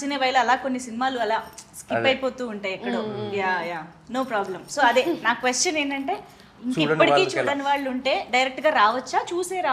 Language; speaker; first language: Telugu; native; Telugu